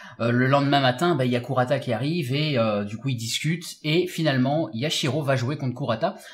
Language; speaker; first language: French; native; French